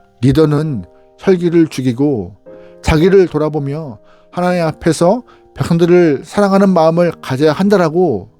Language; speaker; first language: Korean; native; Korean